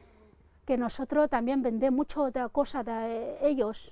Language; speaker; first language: Spanish; non-native, learner; Chinese